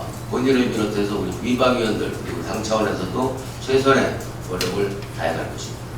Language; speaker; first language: Korean; native; Korean